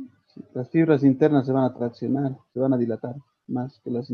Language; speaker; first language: Spanish; native; Spanish